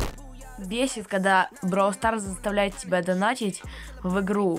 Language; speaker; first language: Russian; native; Russian